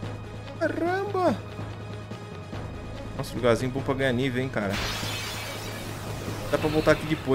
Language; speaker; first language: Portuguese; native; Portuguese